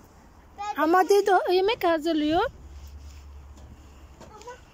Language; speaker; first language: Turkish; non-native, learner; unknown